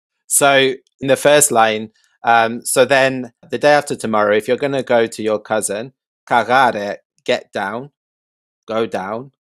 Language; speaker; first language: English; early bilingual, other home language; Albanian